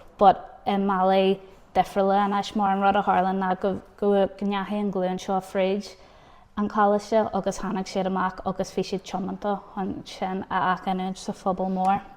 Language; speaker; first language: Irish; non-native, local second language; English